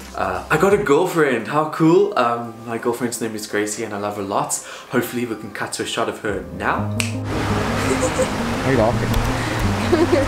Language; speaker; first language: English; native; English